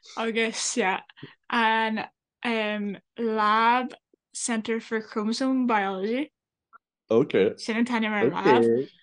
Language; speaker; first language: Irish; non-native, local second language; English